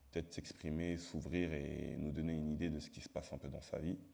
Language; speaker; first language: French; native; French